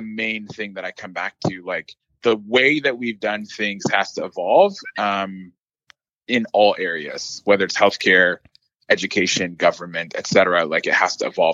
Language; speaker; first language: English; native; English